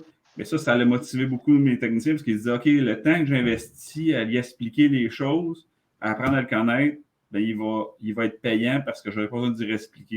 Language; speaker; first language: French; native; French